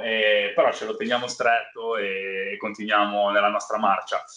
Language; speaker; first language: Italian; native; Italian